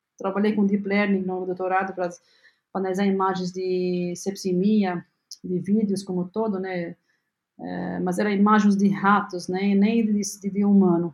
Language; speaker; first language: Portuguese; non-native, fluent; Arabic